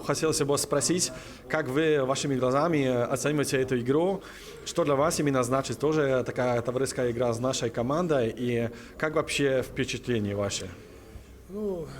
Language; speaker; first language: Russian; non-native, fluent; Polish